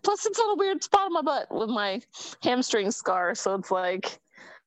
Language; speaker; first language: English; native; English